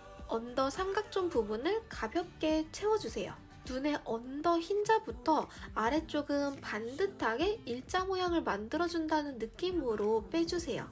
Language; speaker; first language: Korean; native; Korean